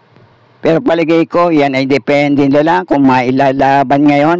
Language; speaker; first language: Filipino; native; Filipino